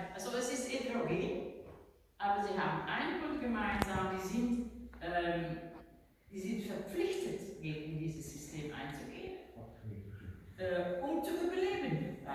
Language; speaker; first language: German; non-native, learner; Dutch